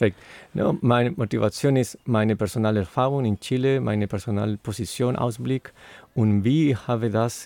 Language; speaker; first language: German; non-native, learner; Spanish